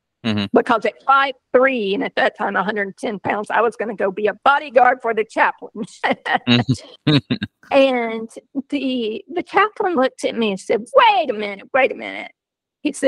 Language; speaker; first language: English; native; English